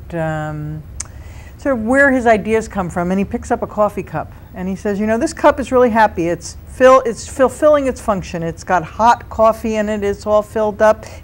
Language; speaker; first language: English; native; English